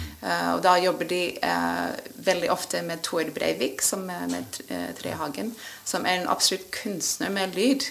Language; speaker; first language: Norwegian; non-native, fluent; English